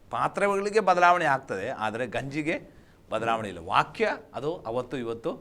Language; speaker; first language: Kannada; non-native, local second language; Malayalam